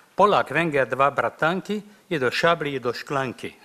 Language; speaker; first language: German; non-native, fluent; Hungarian